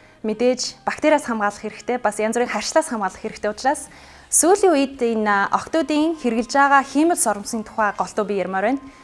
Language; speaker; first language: Mongolian; non-native, fluent; English